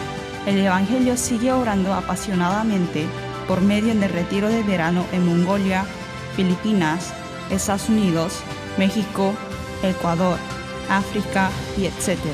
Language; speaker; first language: Spanish; non-native, learner; Korean